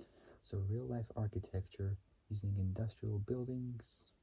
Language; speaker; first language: English; native; English